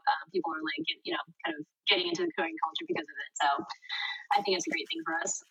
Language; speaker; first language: English; non-native, local second language; Korean